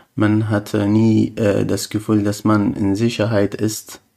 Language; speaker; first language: German; non-native, fluent; Arabic